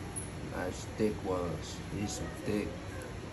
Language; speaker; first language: English; native; English